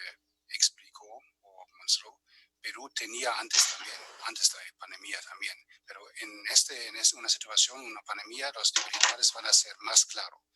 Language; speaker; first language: Spanish; non-native, fluent; German